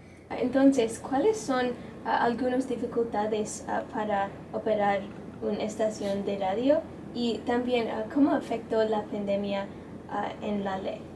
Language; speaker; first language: Spanish; non-native, learner; English